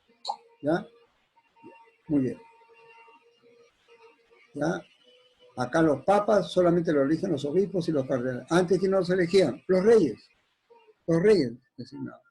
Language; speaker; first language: Spanish; native; Spanish